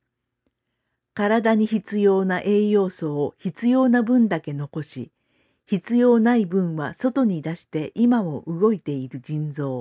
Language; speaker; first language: Japanese; non-native, fluent; Korean